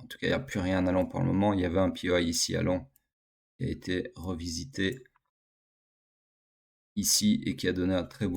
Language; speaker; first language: French; native; French